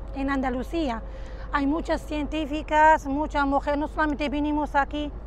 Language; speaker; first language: Spanish; non-native, fluent; Arabic